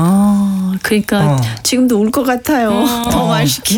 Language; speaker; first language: Korean; native; Korean